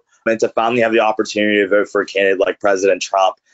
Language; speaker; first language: English; native; English